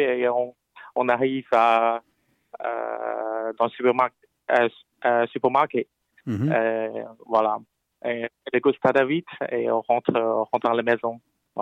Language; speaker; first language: French; non-native, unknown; Chinese